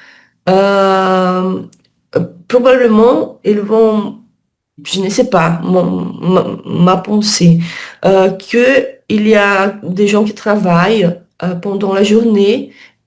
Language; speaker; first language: French; non-native, learner; Portuguese